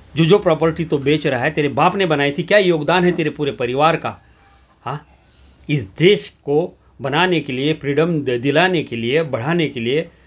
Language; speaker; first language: Hindi; native; Hindi